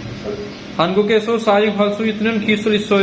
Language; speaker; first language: Korean; non-native, fluent; Punjabi